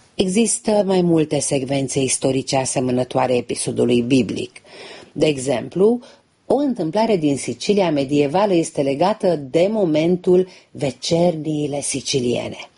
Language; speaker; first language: Romanian; native; Romanian